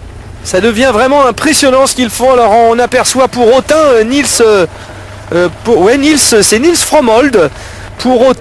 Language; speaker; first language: French; native; French